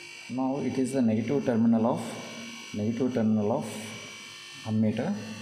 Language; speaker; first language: English; non-native, local second language; Telugu